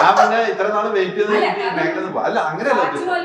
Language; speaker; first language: Malayalam; native; Malayalam